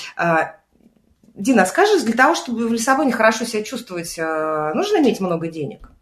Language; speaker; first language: Russian; native; Russian